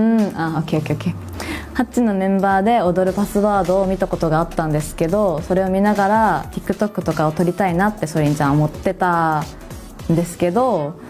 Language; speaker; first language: Japanese; native; Japanese